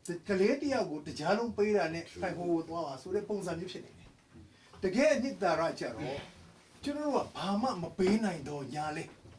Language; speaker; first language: Burmese; non-native, local second language; Tedim Chin